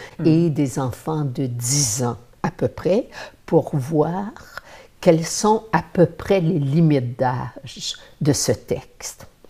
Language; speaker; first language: French; native; French